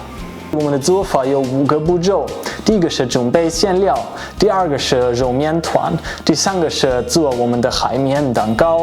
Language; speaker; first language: Chinese; non-native, fluent; German